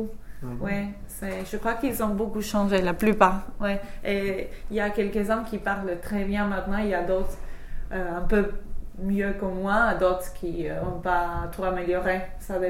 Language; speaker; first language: French; non-native, fluent; English